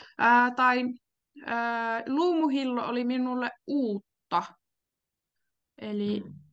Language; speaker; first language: Finnish; native; Finnish